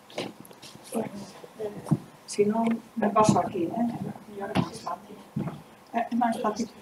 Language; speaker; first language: Galician; non-native, local second language; Spanish